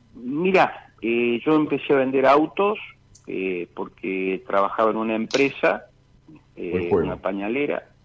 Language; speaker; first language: Spanish; native; Spanish